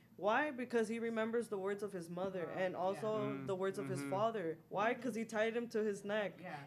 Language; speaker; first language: English; native; English